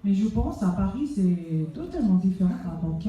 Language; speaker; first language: French; non-native, fluent; Korean